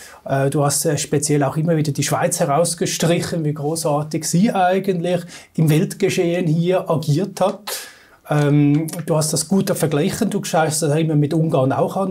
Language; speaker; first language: German; native; German